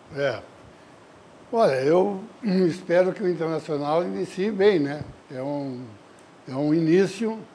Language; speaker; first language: Portuguese; native; Portuguese